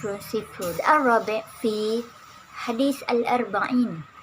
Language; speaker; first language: Arabic; non-native, learner; Malay